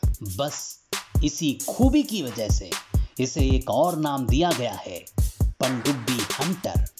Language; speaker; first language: Hindi; native; Hindi